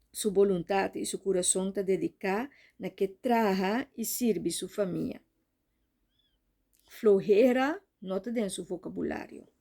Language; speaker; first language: Portuguese; non-native, learner; Papiamento